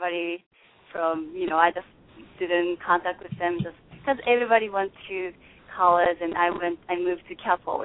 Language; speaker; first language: English; non-native, fluent; Japanese